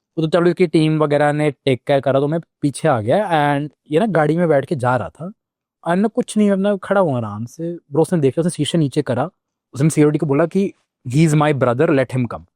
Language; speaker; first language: Hindi; native; Hindi